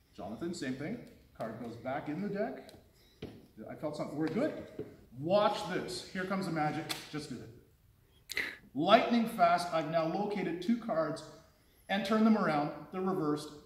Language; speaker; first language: English; native; English